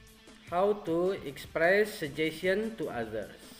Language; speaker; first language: English; non-native, fluent; Indonesian